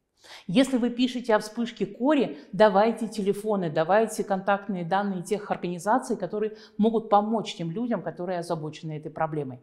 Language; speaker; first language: Russian; native; Russian